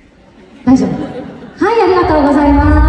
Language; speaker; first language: Japanese; native; Japanese